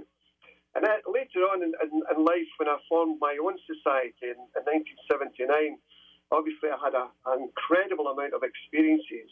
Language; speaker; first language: English; native; English